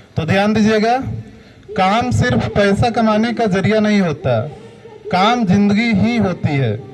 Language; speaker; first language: Hindi; native; Hindi